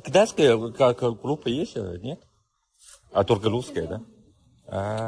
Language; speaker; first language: Russian; non-native, learner; Chinese